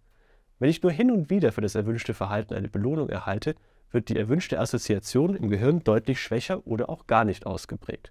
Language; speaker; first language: German; native; German